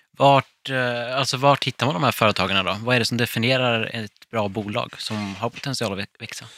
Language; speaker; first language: Swedish; native; Swedish